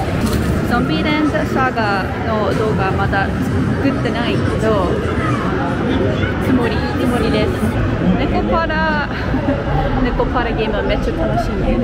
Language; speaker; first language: Japanese; non-native, learner; English